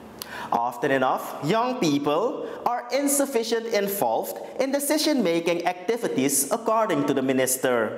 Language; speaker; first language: English; non-native, local second language; Dutch